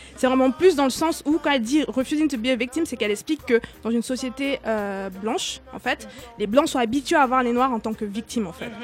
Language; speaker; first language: French; native; French